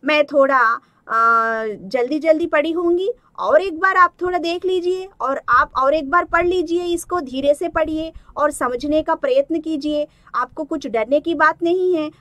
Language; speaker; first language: Hindi; non-native, local second language; Telugu